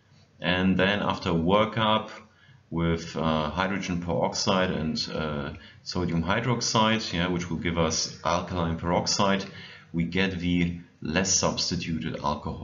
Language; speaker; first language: English; non-native, fluent; German